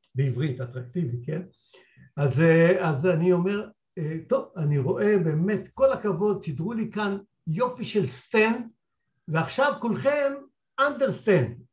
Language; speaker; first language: Hebrew; native; Hebrew